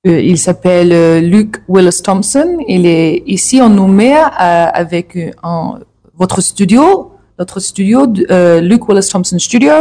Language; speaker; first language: French; non-native, learner; English